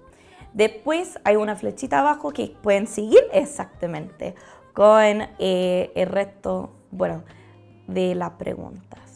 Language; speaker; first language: Spanish; non-native, fluent; English